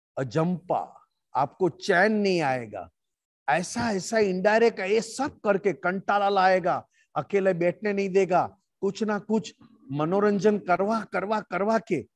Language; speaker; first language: Hindi; non-native, local second language; Gujarati